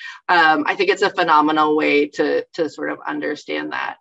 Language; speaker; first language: English; native; English